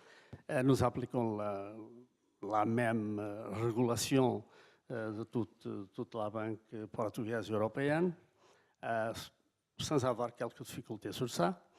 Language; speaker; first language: French; non-native, fluent; Portuguese